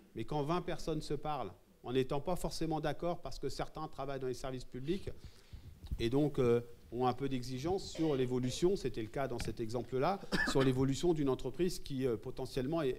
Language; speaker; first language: French; native; French